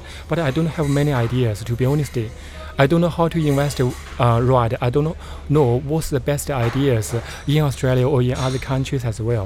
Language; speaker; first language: English; non-native, learner; Chinese